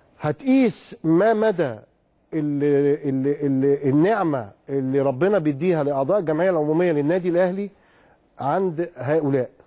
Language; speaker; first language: Arabic; native; Arabic